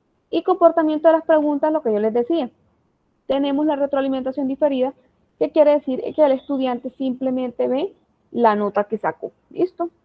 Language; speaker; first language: Spanish; native; Spanish